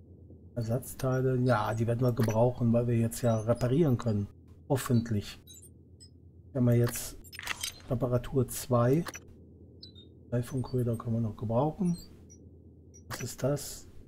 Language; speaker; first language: German; native; German